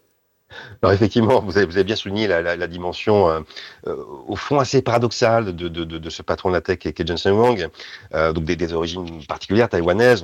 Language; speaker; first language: French; native; French